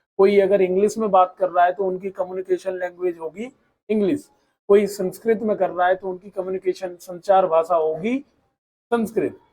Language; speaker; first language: Hindi; native; Hindi